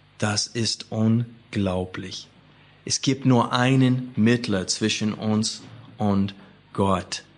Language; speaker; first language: German; non-native, fluent; English